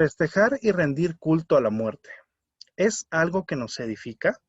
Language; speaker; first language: Spanish; native; Spanish